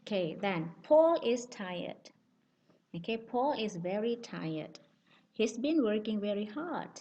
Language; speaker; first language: English; non-native, fluent; Indonesian